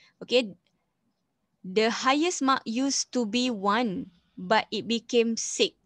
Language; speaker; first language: English; non-native, local second language; Malay